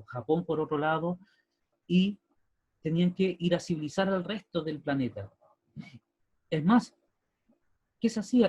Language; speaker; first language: Spanish; native; Spanish